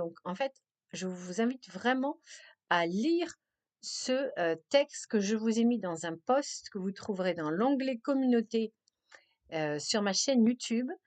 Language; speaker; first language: French; native; French